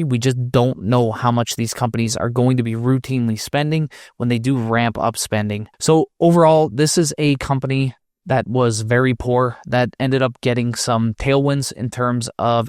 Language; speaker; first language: English; native; English